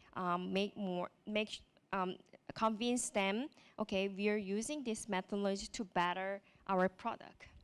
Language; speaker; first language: English; non-native, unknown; Korean